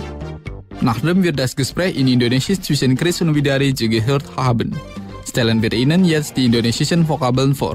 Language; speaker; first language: German; non-native, fluent; Indonesian